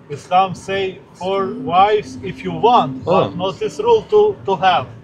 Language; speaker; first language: English; non-native, learner; Albanian